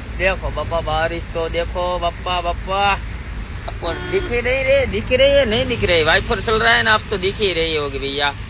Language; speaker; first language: Hindi; non-native, local second language; Gujarati